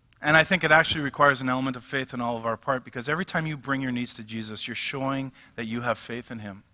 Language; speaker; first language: English; native; English